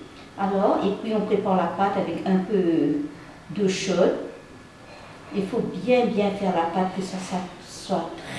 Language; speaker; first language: French; non-native, fluent; Nepali